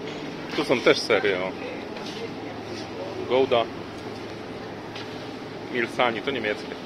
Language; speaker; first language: Polish; native; Polish